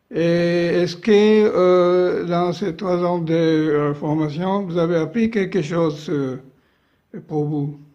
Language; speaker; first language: French; non-native, fluent; Japanese